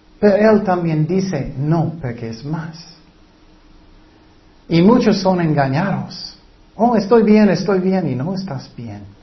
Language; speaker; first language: Spanish; non-native, fluent; English